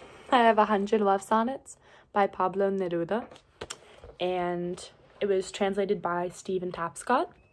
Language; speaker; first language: English; native; English